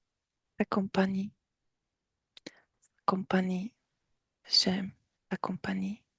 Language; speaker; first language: French; non-native, fluent; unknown